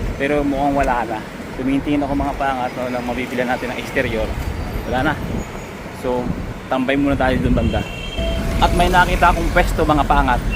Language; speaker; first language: Filipino; native; Filipino